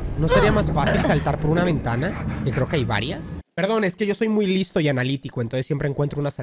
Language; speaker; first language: Spanish; native; Spanish